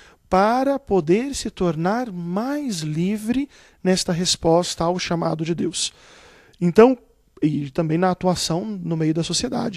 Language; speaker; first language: Portuguese; native; Portuguese